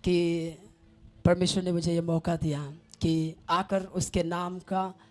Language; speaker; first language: Hindi; non-native, local second language; Marathi